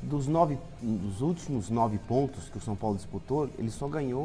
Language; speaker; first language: Portuguese; native; Portuguese